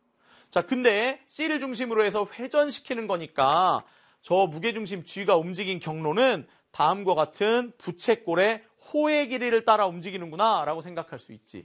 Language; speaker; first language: Korean; native; Korean